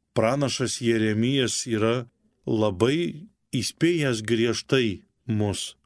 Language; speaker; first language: Lithuanian; native; Lithuanian